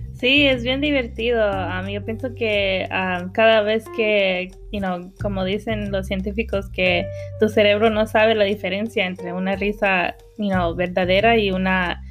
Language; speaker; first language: Spanish; early bilingual, heritage; Spanish